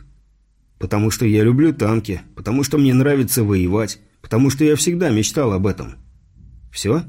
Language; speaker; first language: Russian; native; Russian